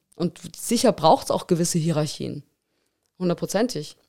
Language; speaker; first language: German; native; German